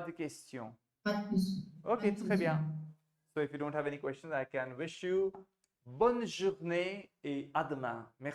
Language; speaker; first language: French; non-native, fluent; Hindi